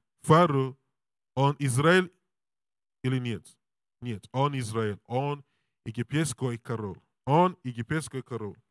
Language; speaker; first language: Russian; non-native, learner; English